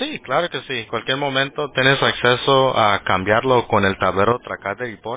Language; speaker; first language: Spanish; early bilingual, heritage; Spanish